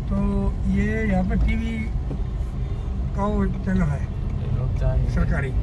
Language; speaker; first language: Hindi; native; Hindi